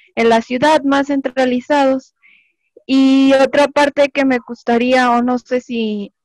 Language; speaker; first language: Spanish; native; Spanish